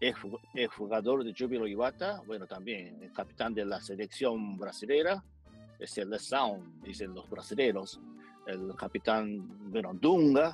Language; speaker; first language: Spanish; non-native, fluent; Japanese